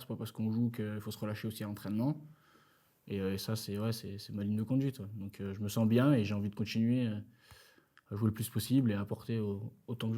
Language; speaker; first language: French; native; French